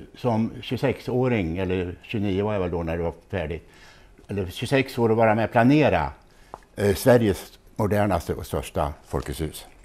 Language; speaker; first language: Swedish; native; Swedish